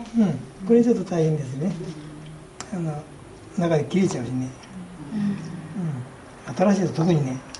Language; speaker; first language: Japanese; native; Japanese